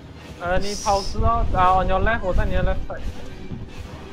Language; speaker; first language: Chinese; native; Chinese